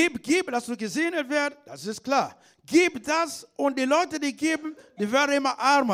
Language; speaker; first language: German; non-native, fluent; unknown